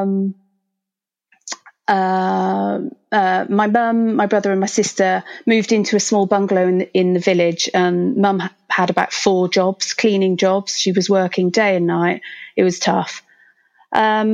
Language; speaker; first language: English; native; English